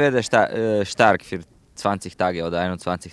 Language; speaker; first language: German; non-native, learner; Slovenian